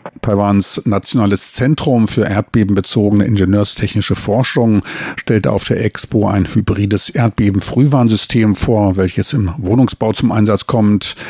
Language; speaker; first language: German; native; German